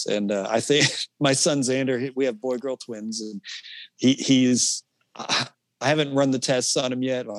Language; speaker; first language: English; native; English